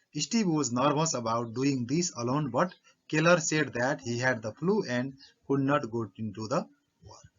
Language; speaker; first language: English; non-native, local second language; Nepali